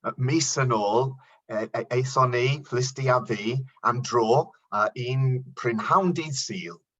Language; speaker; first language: Welsh; non-native, local second language; English